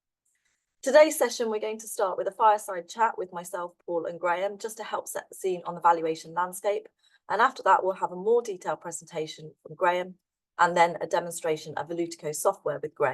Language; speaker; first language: English; native; English